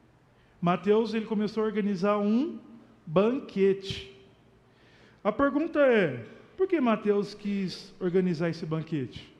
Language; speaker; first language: Portuguese; native; Portuguese